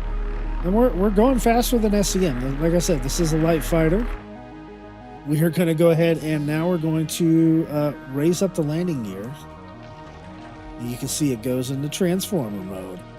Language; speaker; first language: English; native; English